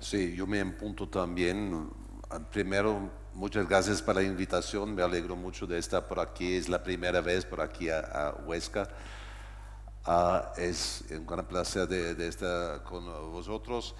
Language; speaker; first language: Spanish; non-native, fluent; German